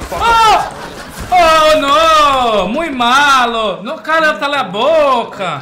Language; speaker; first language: Portuguese; native; Portuguese